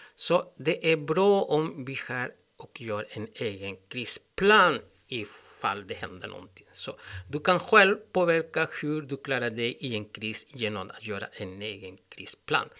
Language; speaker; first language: Swedish; non-native, learner; Spanish